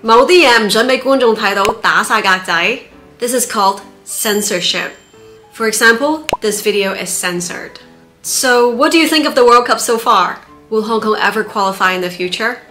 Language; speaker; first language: English; non-native, local second language; Cantonese